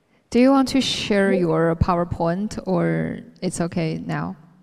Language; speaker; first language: English; non-native, fluent; Chinese